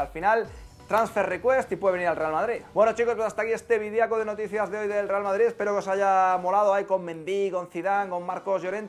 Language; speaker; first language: Spanish; native; Spanish